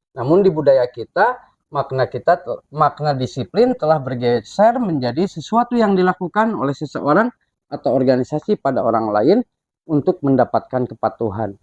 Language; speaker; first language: Indonesian; non-native, local second language; Sundanese